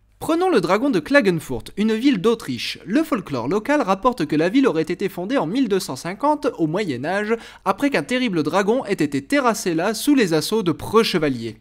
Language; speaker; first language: French; native; French